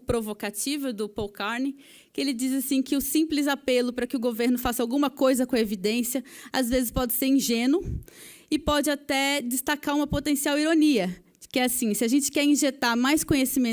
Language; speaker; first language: Portuguese; native; Portuguese